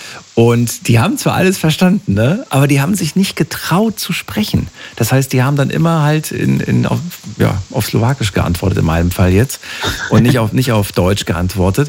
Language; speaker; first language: German; native; German